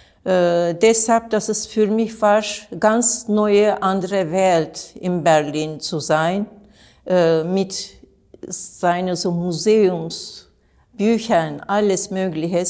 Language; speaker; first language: German; non-native, learner; Turkish